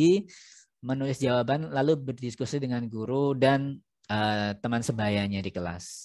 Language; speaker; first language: Indonesian; native; Indonesian